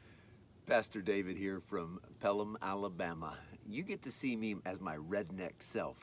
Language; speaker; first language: English; native; English